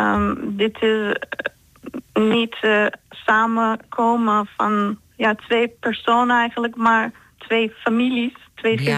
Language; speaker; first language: Dutch; non-native, fluent; Turkish